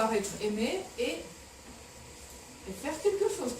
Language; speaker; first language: French; non-native, fluent; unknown